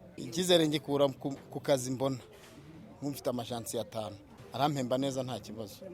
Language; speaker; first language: Kinyarwanda; native; Kinyarwanda